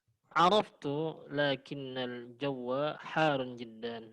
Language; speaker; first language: Arabic; non-native, learner; Indonesian